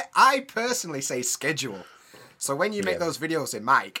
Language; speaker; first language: English; native; English